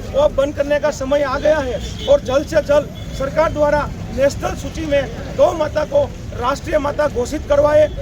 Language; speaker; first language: Hindi; non-native, local second language; Gujarati